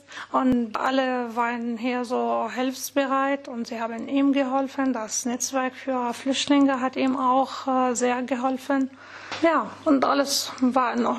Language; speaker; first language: German; non-native, fluent; Arabic